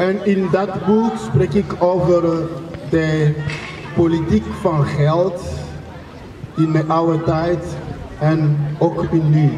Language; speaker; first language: Dutch; non-native, fluent; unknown